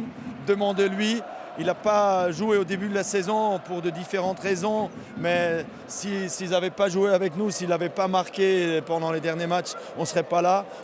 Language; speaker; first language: French; non-native, fluent; German